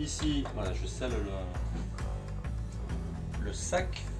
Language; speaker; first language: French; native; French